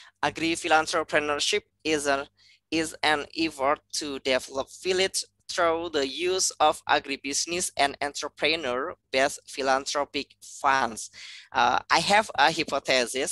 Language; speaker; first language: English; non-native, fluent; Indonesian